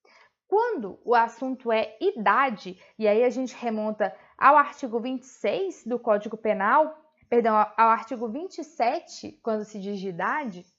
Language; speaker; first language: Portuguese; native; Portuguese